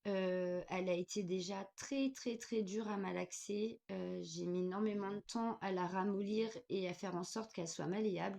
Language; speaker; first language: French; native; French